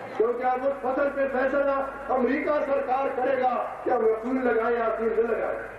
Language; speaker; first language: Urdu; non-native, local second language; Pashto